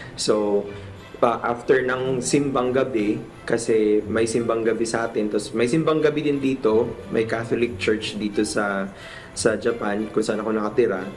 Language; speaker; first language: Filipino; non-native, local second language; Cebuano